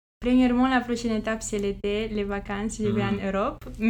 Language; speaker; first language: French; non-native, fluent; Romanian